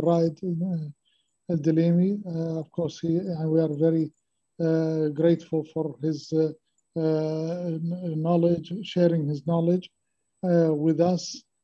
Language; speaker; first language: English; non-native, fluent; Arabic